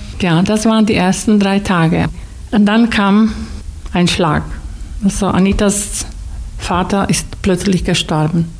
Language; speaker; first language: German; non-native, fluent; Slovak